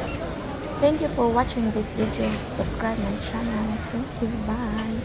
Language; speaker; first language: English; non-native, local second language; Filipino